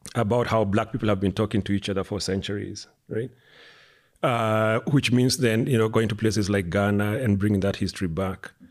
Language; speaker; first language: English; non-native, local second language; Kikuyu